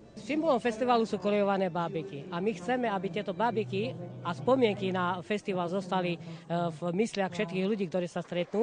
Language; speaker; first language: Slovak; native; Slovak